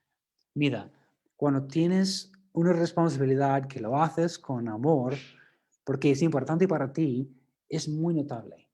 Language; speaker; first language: Spanish; non-native, fluent; English